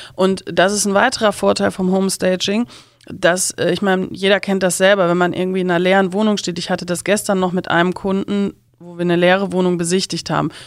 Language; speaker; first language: German; native; German